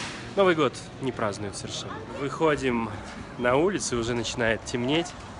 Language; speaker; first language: Russian; native; Russian